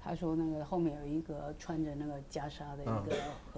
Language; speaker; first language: Chinese; native; Chinese